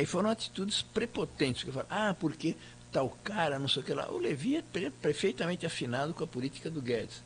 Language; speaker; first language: Portuguese; native; Portuguese